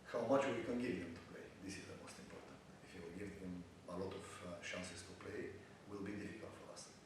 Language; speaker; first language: English; non-native, learner; Bulgarian